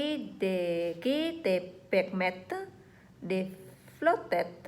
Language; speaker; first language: French; non-native, learner; Vietnamese